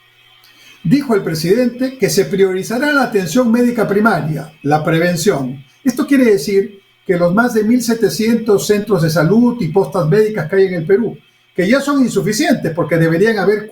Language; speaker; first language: Spanish; native; Spanish